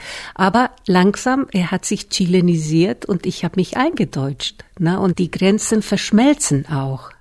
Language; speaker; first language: German; non-native, fluent; Spanish